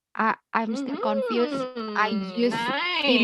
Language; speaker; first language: English; non-native, learner; Indonesian